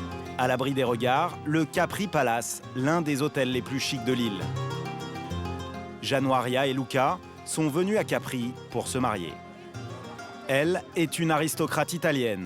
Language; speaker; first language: French; native; French